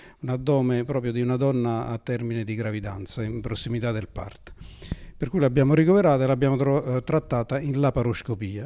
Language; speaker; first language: Italian; native; Italian